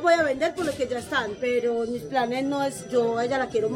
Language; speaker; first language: Spanish; native; Spanish